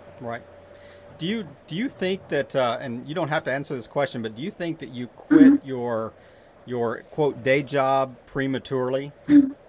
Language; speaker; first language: English; native; English